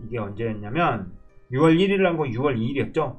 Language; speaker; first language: Korean; native; Korean